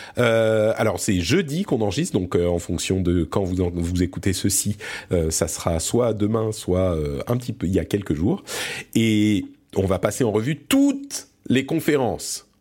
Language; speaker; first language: French; early bilingual, other home language; Arabic